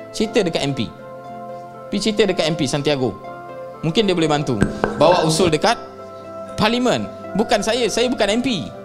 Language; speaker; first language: Malay; non-native, local second language; Tamil